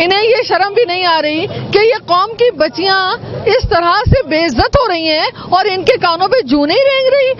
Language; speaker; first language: Urdu; native; Urdu